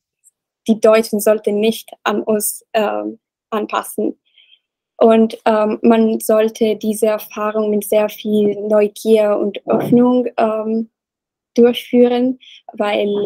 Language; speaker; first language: German; non-native, learner; Italian